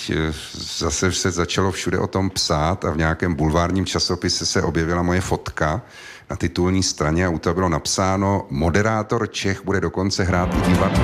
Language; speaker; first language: Czech; native; Czech